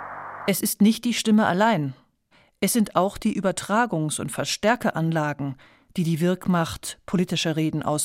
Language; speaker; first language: German; native; German